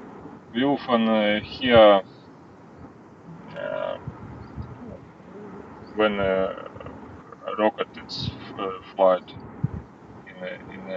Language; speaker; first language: English; non-native, learner; Ukrainian